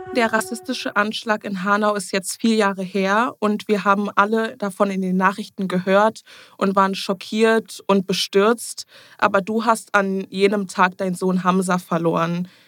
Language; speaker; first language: German; early bilingual, other home language; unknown